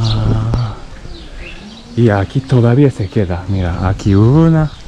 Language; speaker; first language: Spanish; non-native, learner; Japanese